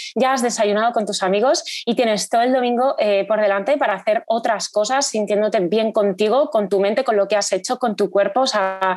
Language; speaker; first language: Spanish; native; Spanish